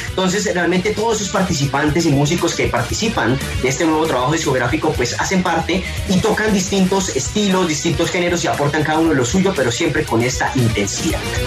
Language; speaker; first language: Spanish; native; Spanish